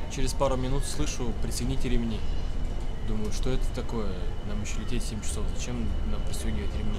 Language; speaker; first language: Russian; native; Russian